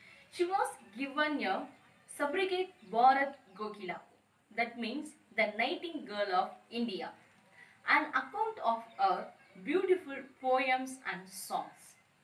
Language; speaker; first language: English; non-native, local second language; Tamil